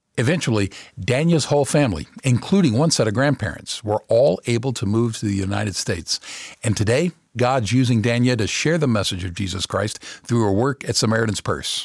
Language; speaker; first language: English; native; English